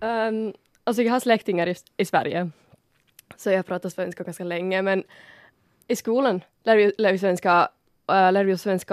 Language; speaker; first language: Swedish; non-native, local second language; Finnish